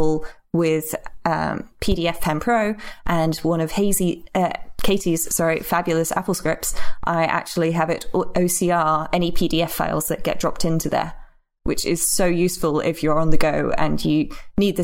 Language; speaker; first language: English; native; English